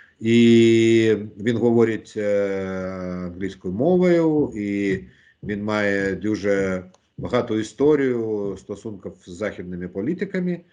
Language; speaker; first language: Ukrainian; non-native, local second language; Russian